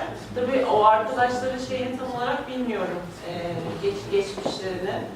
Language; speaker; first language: Turkish; native; Turkish